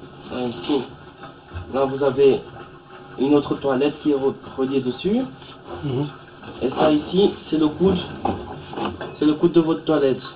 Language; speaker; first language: French; native; French